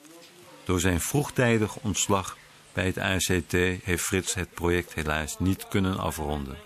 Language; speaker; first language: Dutch; native; Dutch